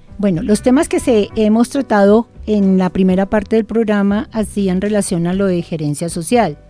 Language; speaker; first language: Spanish; native; Spanish